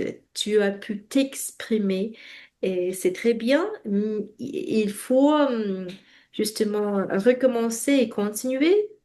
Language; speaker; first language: French; non-native, fluent; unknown